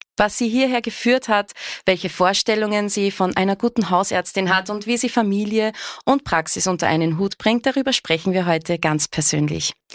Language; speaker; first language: German; native; German